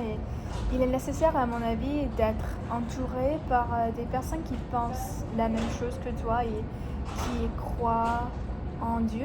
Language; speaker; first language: French; non-native, learner; English